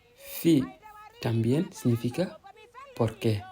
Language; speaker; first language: Spanish; non-native, fluent; Fula